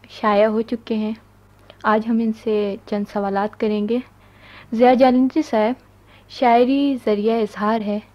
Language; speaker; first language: Urdu; native; Urdu